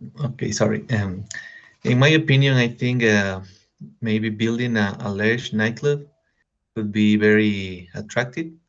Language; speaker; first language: English; non-native, learner; Spanish